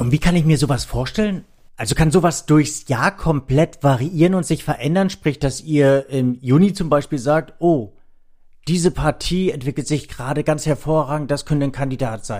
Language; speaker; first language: German; native; German